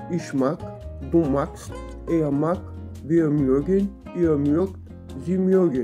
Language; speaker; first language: German; non-native, fluent; Bulgarian